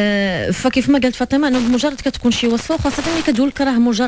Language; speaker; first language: Arabic; native; Arabic